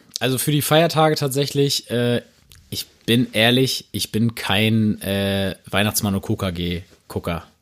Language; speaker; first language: German; native; German